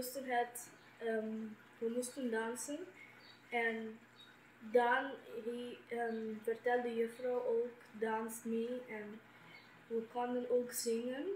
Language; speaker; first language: Dutch; non-native, local second language; Papiamento